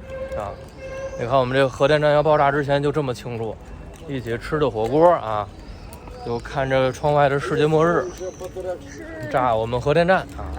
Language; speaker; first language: Chinese; native; Chinese